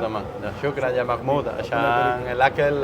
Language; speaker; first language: Arabic; non-native, learner; Spanish